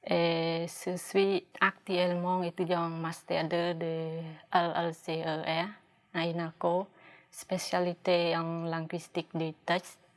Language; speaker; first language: French; non-native, fluent; Khmer